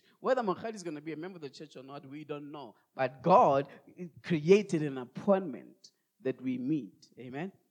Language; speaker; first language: English; non-native, local second language; Tswana